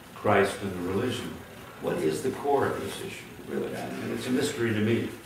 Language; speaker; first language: English; early bilingual, other home language; Hungarian